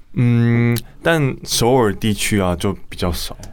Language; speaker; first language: Chinese; non-native, fluent; Korean